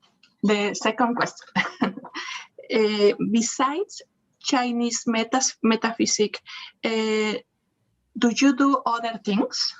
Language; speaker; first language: English; non-native, learner; Spanish